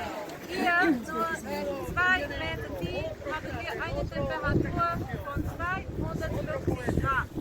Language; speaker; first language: German; non-native, fluent; Spanish